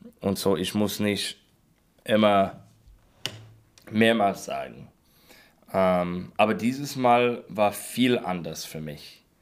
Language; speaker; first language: German; non-native, learner; English